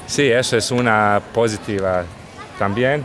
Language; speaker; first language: Spanish; non-native, learner; Croatian